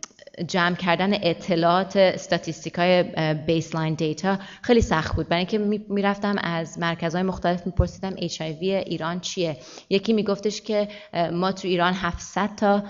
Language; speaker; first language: Persian; early bilingual, heritage; Persian